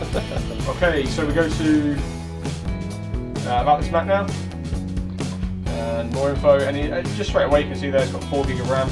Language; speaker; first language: English; native; English